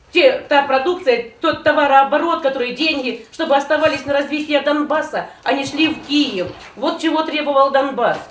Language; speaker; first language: Russian; native; Russian